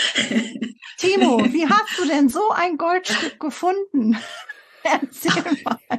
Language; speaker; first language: German; native; German